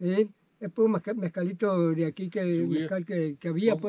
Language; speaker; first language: Spanish; native; Spanish